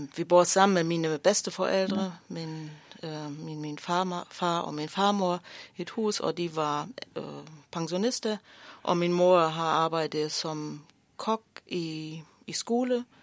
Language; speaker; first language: Danish; non-native, fluent; German